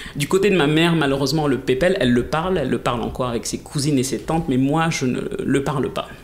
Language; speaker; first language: French; native; French